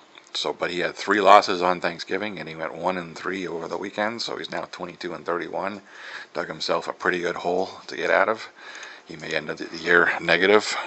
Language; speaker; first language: English; native; English